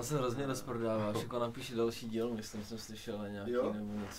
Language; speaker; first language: Czech; native; Czech